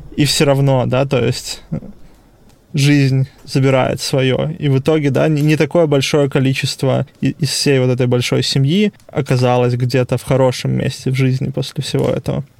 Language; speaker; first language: Russian; native; Russian